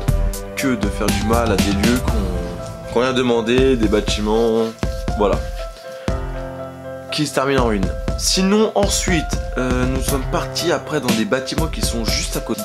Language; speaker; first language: French; native; French